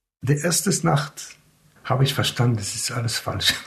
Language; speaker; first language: German; non-native, learner; Hebrew